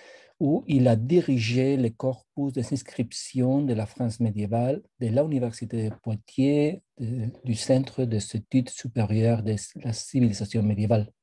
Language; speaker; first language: French; non-native, fluent; Spanish